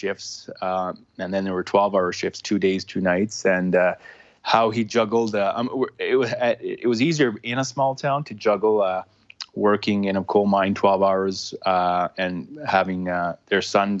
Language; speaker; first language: English; non-native, fluent; Punjabi